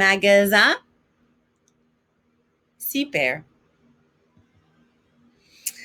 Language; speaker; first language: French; non-native, fluent; English